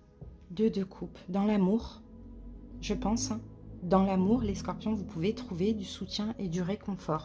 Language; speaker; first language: French; native; French